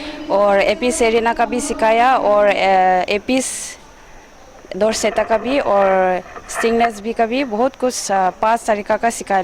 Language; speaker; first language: Hindi; non-native, local second language; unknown